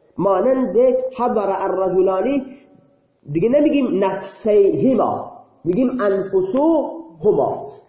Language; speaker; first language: Persian; non-native, local second language; Baluchi